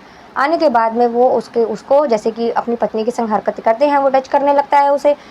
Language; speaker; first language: Hindi; native; Hindi